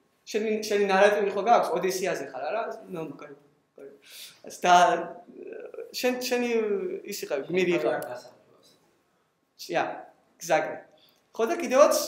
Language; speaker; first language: Georgian; early bilingual, heritage; Georgian